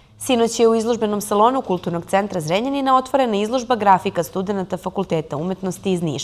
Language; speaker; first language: Serbian; native; Serbian